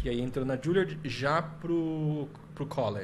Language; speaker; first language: Portuguese; native; Portuguese